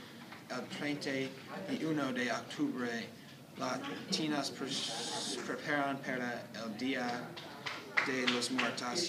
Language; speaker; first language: Spanish; non-native, learner; English